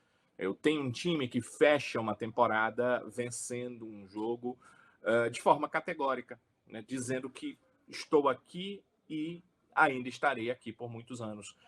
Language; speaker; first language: Portuguese; native; Portuguese